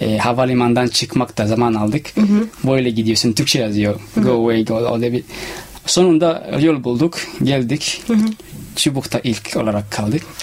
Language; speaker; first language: Turkish; non-native, learner; Somali